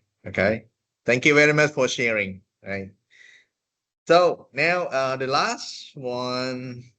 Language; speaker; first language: English; non-native, fluent; Vietnamese